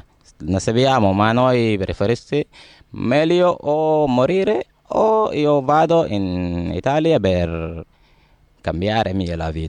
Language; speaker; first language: Italian; non-native, learner; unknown